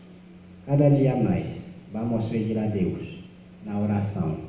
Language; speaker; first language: Portuguese; non-native, learner; Haitian Creole